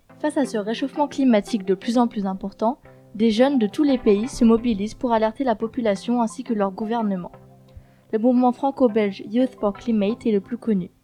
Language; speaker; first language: French; native; French